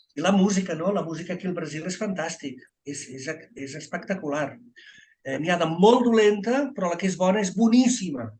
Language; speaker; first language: Catalan; native; Catalan